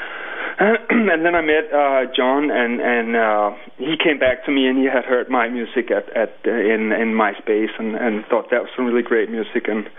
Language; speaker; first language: English; non-native, fluent; Danish